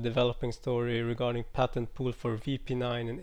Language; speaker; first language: English; non-native, fluent; Swedish